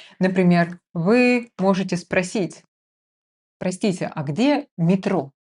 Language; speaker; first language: Russian; native; Russian